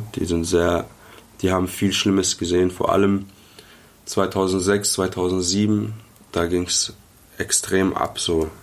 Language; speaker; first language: German; early bilingual, other home language; Arabic